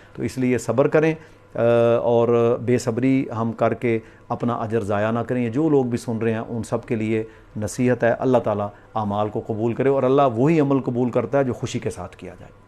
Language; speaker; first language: Urdu; non-native, local second language; Punjabi